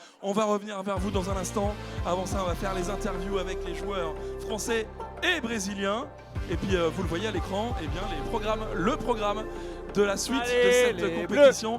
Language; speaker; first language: French; native; French